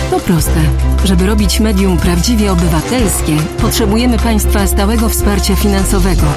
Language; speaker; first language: Polish; native; Polish